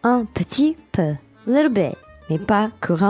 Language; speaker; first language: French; non-native, learner; English